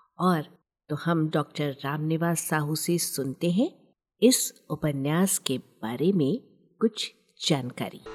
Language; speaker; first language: Hindi; native; Hindi